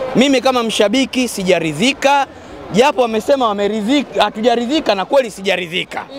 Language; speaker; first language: Swahili; native; Swahili